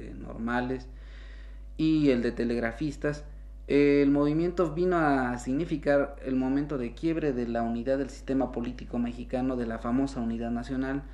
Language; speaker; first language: Spanish; native; Spanish